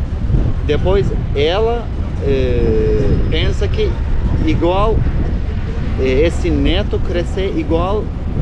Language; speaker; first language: Portuguese; non-native, learner; Turkish